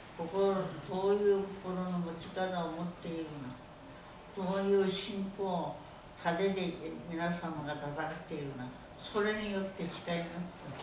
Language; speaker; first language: Japanese; non-native, fluent; Korean